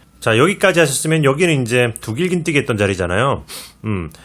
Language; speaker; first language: Korean; native; Korean